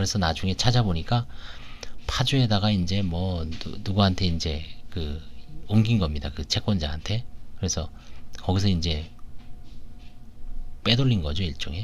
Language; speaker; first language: Korean; native; Korean